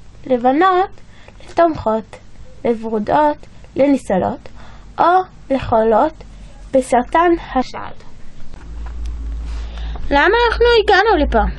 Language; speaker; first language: Hebrew; early bilingual, other home language; English